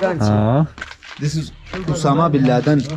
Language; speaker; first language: English; non-native, learner; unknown